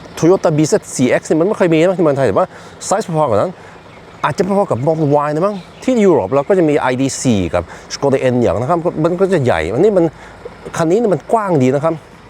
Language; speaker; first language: Thai; non-native, fluent; Norwegian